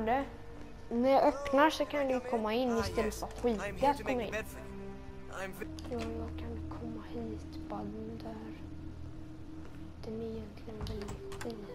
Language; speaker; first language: Swedish; native; Swedish